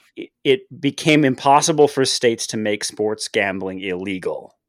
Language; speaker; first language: English; native; English